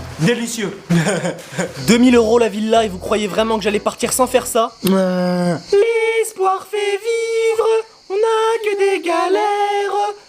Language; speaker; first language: French; native; French